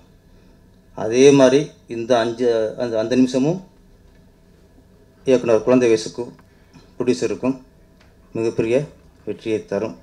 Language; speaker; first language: Tamil; native; Tamil